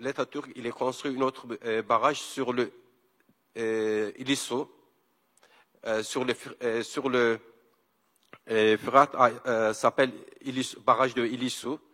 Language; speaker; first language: French; non-native, learner; Kurdish